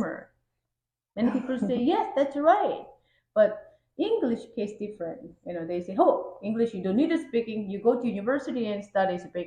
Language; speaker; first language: English; non-native, fluent; Korean